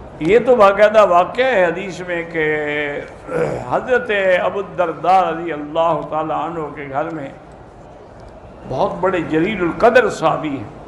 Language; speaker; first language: Urdu; native; Urdu